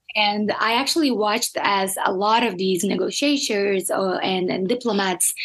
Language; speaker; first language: English; non-native, fluent; Portuguese